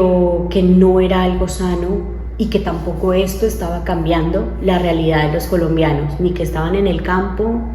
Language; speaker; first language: Spanish; native; Spanish